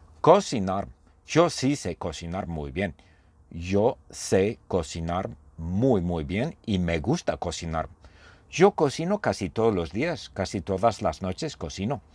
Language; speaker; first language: Spanish; non-native, fluent; English